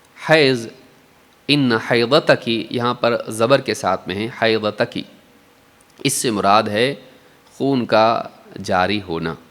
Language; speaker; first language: Urdu; native; Urdu